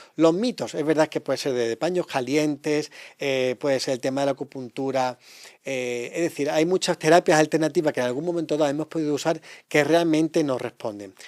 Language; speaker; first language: Spanish; native; Spanish